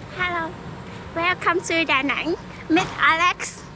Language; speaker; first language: English; non-native, learner; Vietnamese